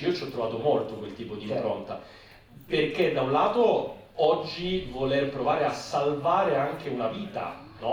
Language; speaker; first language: Italian; native; Italian